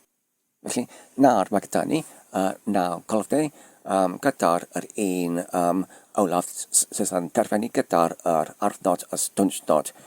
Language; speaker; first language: Welsh; non-native, fluent; English